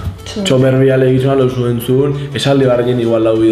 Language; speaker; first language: Basque; native; Basque